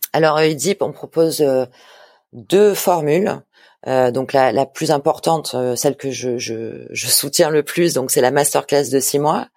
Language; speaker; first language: French; native; French